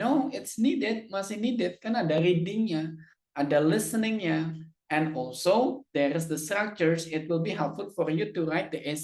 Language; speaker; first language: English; non-native, fluent; Indonesian